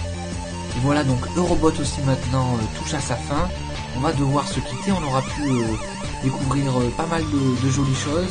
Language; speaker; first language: French; native; French